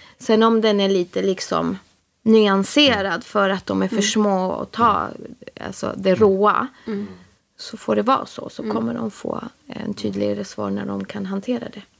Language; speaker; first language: Swedish; early bilingual, other home language; Spanish